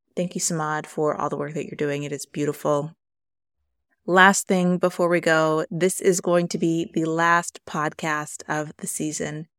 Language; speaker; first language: English; native; English